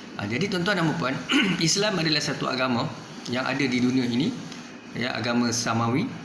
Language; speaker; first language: Malay; non-native, local second language; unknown